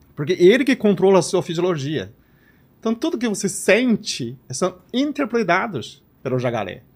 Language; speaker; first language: Portuguese; non-native, fluent; Chinese